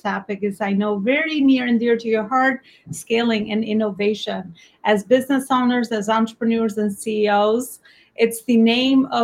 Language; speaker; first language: English; non-native, fluent; Albanian